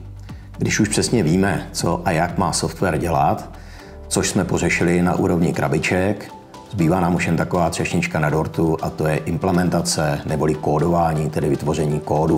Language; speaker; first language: Czech; native; Czech